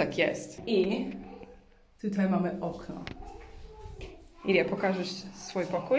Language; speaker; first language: Polish; non-native, learner; English